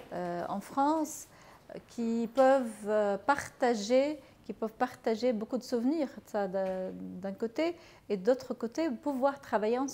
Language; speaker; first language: French; non-native, fluent; Arabic